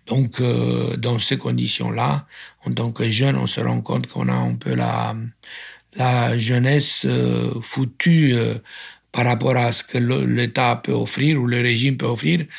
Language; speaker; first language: French; non-native, fluent; Romanian